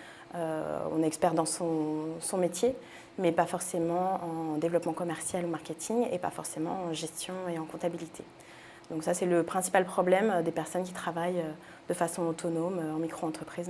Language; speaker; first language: French; native; French